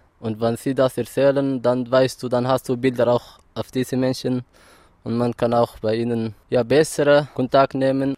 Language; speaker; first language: German; non-native, learner; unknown